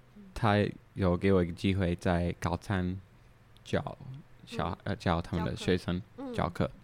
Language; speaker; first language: Chinese; non-native, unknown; English